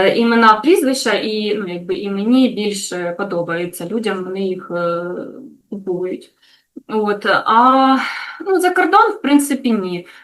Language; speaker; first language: Ukrainian; native; Ukrainian